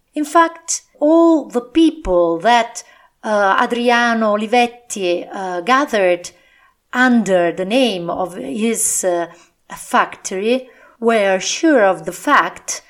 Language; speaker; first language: English; non-native, fluent; Italian